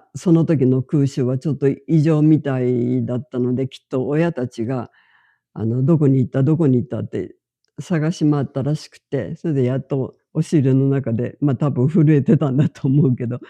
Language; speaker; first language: Japanese; native; Japanese